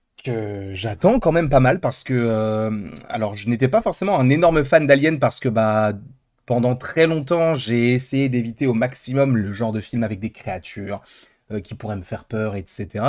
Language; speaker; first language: French; native; French